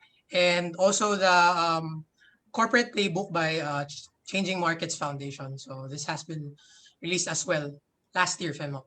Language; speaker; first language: English; non-native, local second language; Filipino